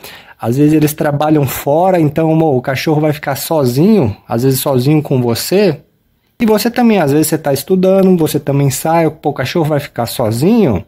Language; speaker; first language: Portuguese; native; Portuguese